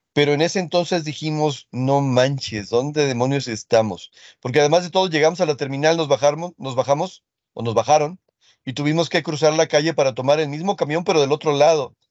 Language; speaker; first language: Spanish; early bilingual, other home language; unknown